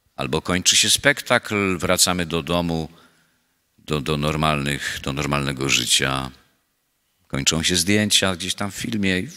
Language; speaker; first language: Polish; native; Polish